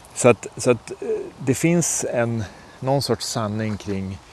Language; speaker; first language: Swedish; native; Swedish